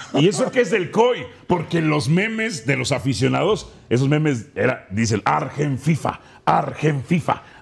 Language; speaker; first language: Spanish; native; Spanish